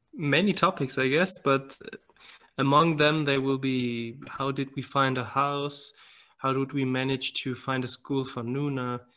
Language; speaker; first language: English; non-native, fluent; German